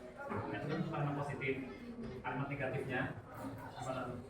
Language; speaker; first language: Indonesian; native; Indonesian